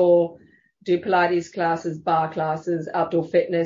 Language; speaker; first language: English; native; English